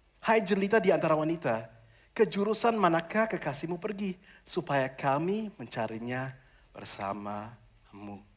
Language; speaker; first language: Indonesian; non-native, fluent; German